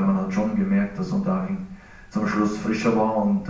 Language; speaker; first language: German; native; German